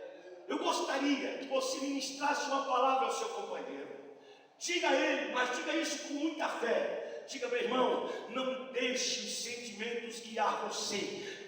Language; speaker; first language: Portuguese; native; Portuguese